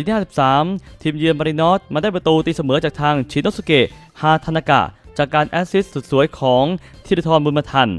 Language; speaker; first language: Thai; native; Thai